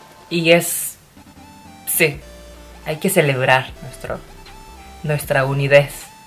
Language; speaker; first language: Spanish; non-native, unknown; Japanese